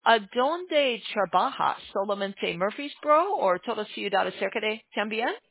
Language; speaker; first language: Spanish; non-native, learner; English